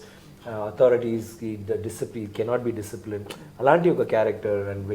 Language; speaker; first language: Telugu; non-native, learner; Tamil